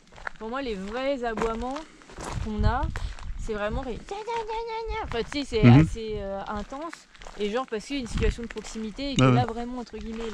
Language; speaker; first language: French; native; French